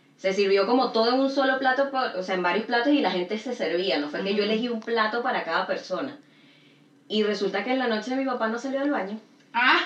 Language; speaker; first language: Spanish; native; Spanish